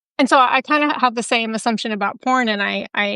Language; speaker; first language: English; native; English